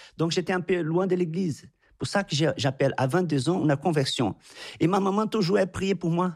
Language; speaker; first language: French; non-native, fluent; Portuguese